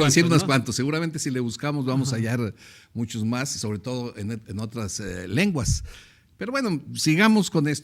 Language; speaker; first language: Spanish; native; Spanish